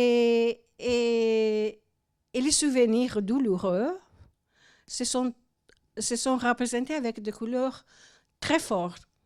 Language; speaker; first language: French; non-native, fluent; Italian